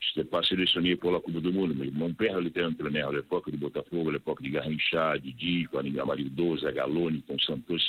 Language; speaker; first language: French; non-native, fluent; Portuguese